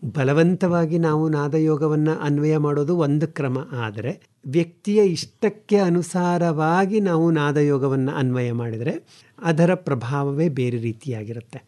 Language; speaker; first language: Kannada; native; Kannada